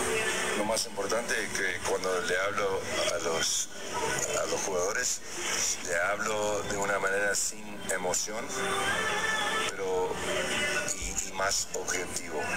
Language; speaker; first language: Spanish; non-native, fluent; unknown